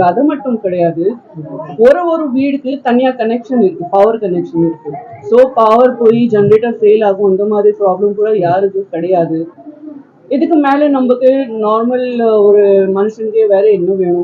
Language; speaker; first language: Tamil; non-native, learner; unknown